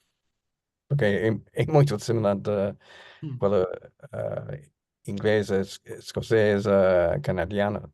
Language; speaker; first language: Portuguese; non-native, fluent; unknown